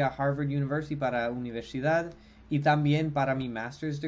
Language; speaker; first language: Spanish; non-native, fluent; English